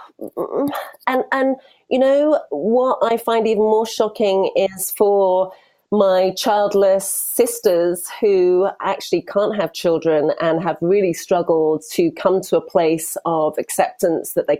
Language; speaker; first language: English; native; English